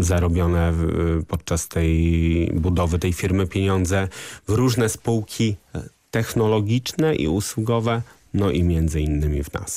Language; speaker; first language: Polish; native; Polish